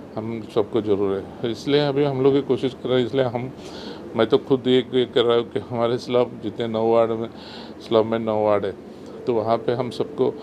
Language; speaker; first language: Hindi; non-native, local second language; Marathi